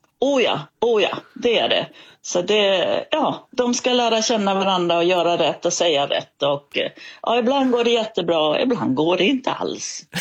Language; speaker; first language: Swedish; non-native, fluent; Danish